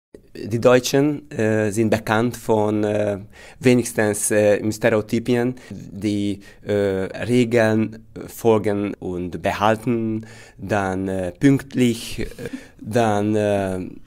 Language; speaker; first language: German; non-native, fluent; Hungarian